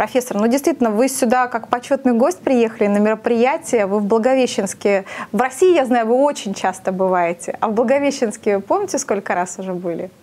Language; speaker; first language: Russian; native; Russian